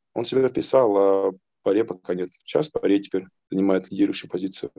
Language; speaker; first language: Russian; native; Russian